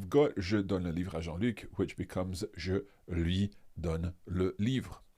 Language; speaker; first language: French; non-native, fluent; English